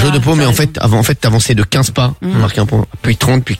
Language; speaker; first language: French; native; French